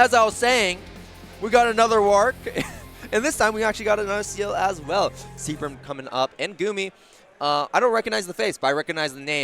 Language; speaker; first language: English; native; English